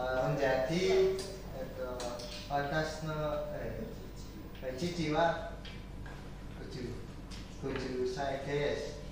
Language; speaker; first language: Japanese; non-native, learner; Indonesian